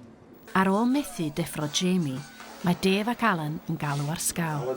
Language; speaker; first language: Welsh; native; Welsh